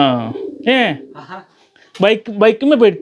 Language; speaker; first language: Hindi; non-native, local second language; Malayalam